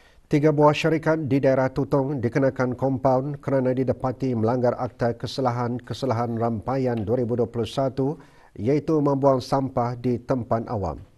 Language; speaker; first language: Malay; native; Malay